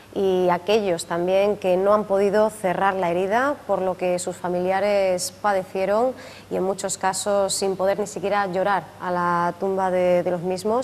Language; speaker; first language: Spanish; native; Spanish